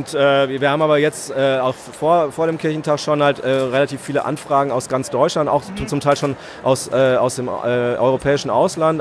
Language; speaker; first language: German; native; German